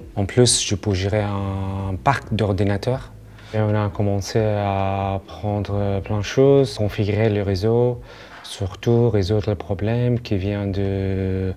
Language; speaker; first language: French; non-native, learner; Arabic